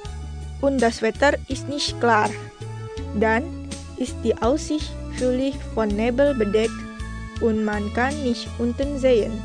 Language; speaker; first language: German; non-native, fluent; Indonesian